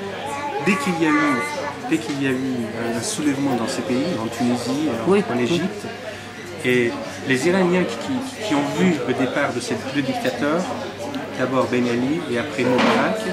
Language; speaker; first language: French; non-native, fluent; Persian